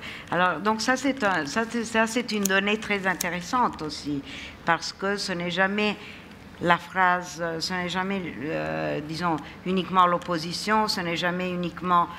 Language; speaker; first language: French; non-native, fluent; Italian